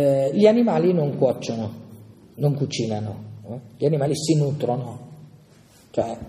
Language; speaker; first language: Italian; native; Italian